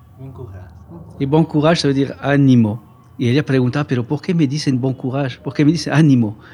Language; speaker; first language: Spanish; non-native, fluent; French